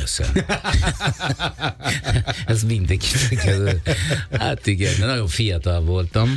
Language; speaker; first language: Hungarian; non-native, fluent; Italian